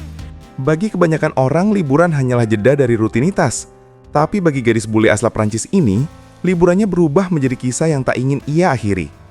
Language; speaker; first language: Indonesian; native; Indonesian